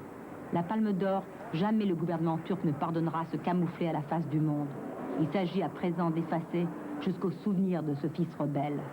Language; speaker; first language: French; native; French